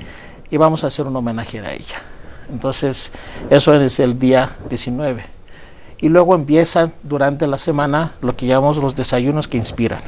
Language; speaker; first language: Spanish; non-native, fluent; Greek